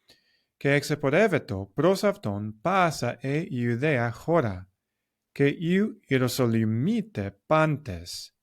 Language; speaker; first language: Greek; non-native, learner; English